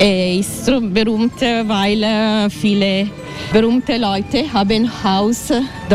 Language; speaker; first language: German; non-native, learner; Italian